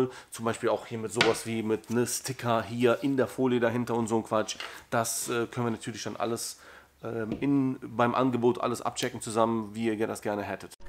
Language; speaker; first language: German; native; German